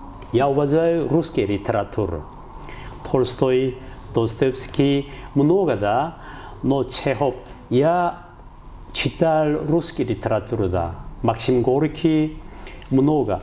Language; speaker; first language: Russian; non-native, learner; Korean